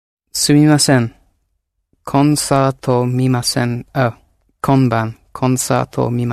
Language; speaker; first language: Japanese; non-native, learner; English